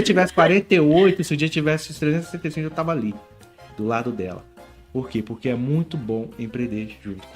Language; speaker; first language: Portuguese; native; Portuguese